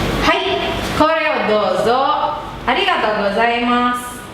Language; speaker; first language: Japanese; non-native, fluent; Indonesian